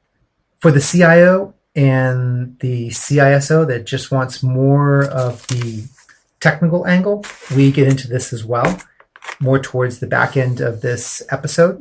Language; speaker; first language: English; native; English